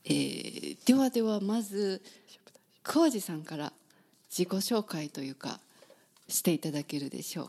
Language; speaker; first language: Japanese; native; Japanese